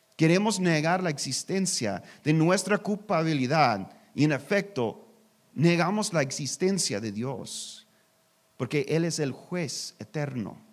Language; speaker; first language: Spanish; non-native, learner; English